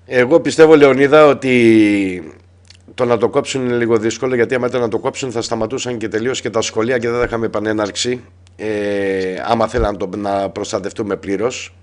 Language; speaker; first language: Greek; native; Greek